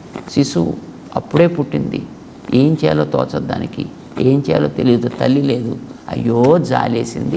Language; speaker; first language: Telugu; native; Telugu